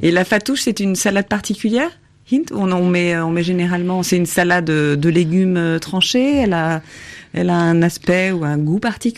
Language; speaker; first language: French; native; French